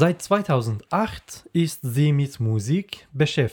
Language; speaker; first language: German; non-native, learner; Persian